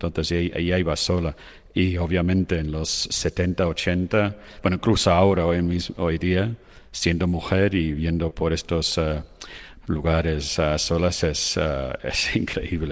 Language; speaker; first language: Spanish; non-native, fluent; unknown